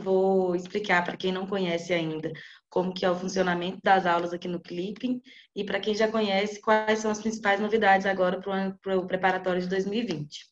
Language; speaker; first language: Portuguese; native; Portuguese